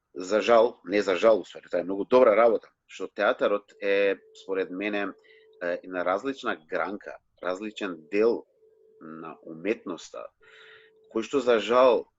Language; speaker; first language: Macedonian; non-native, local second language; Turkish